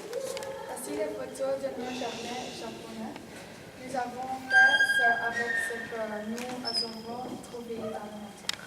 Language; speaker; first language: French; non-native, local second language; Dutch